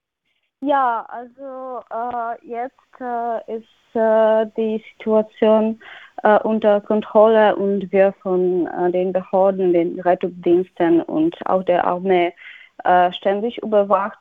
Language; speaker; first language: German; non-native, fluent; Polish